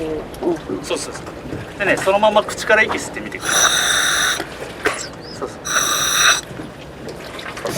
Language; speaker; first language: Japanese; native; Japanese